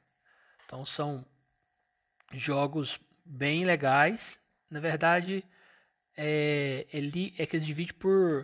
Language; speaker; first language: Portuguese; native; Portuguese